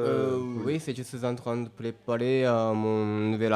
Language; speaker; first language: French; non-native, learner; Japanese